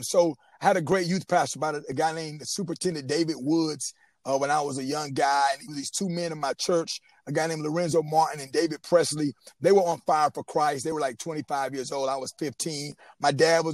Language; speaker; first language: English; native; English